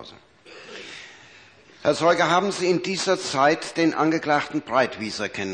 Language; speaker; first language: German; native; German